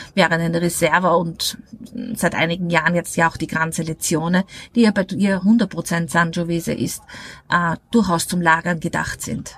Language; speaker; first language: German; native; German